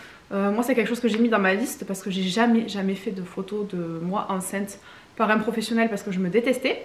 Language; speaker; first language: French; native; French